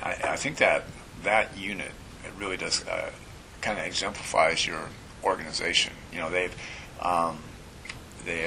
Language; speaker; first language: English; native; English